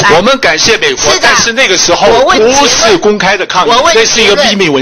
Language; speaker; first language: Chinese; native; Chinese